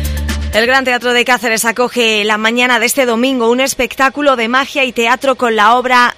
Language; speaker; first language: Spanish; native; Spanish